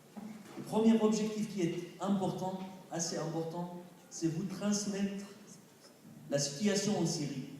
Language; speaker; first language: French; non-native, fluent; Arabic